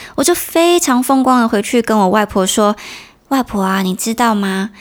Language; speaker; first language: Chinese; native; Chinese